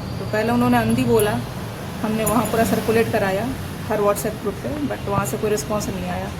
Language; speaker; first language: Hindi; non-native, local second language; Magahi